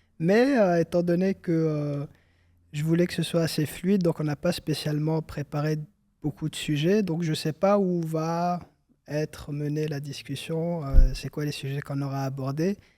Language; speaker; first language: French; early bilingual, other home language; Arabic